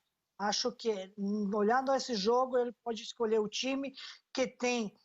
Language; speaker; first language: Portuguese; non-native, fluent; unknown